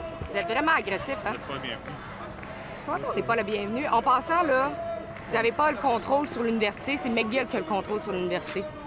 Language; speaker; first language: French; native; French